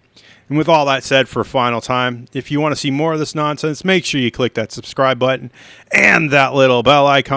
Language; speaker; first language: English; native; English